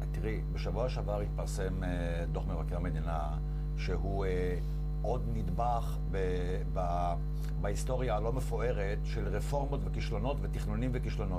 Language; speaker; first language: Hebrew; native; Hebrew